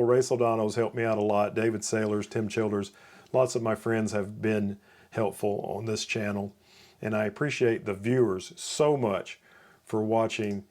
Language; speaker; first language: English; native; English